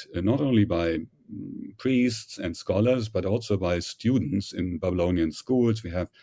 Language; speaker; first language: English; non-native, fluent; German